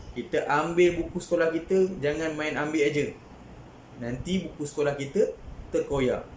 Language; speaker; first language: Malay; native; Malay